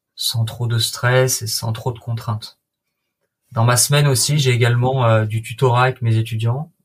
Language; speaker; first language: French; native; French